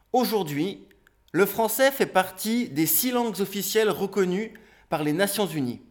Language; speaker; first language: French; native; French